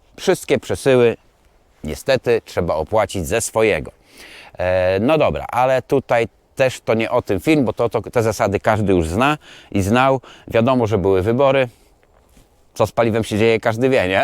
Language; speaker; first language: Polish; native; Polish